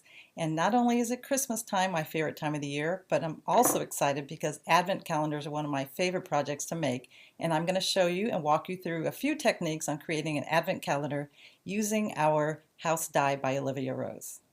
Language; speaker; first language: English; native; English